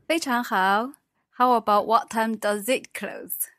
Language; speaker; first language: English; non-native, fluent; Chinese